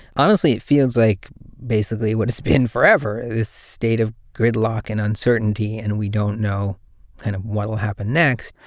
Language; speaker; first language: English; native; English